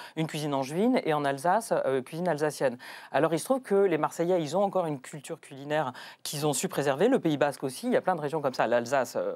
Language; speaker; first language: French; native; French